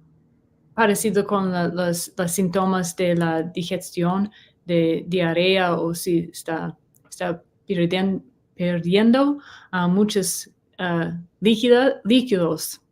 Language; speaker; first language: Spanish; non-native, learner; English